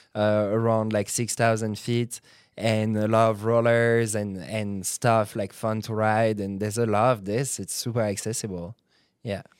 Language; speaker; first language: English; non-native, fluent; French